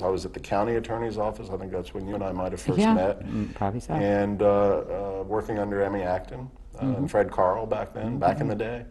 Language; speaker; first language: English; native; English